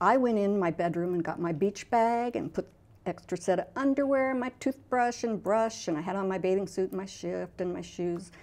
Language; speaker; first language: English; native; English